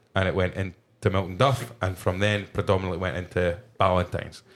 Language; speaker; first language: English; native; English